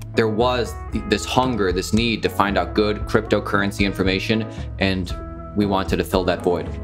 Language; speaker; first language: English; native; English